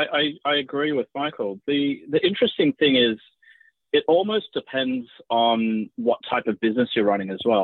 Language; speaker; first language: English; native; English